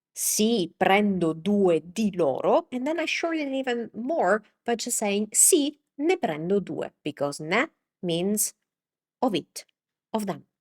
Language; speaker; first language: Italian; non-native, fluent; English